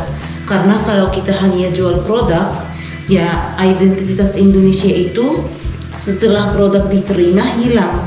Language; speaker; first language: Indonesian; non-native, fluent; Arabic